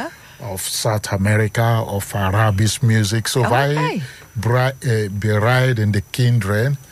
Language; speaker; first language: Dutch; non-native, learner; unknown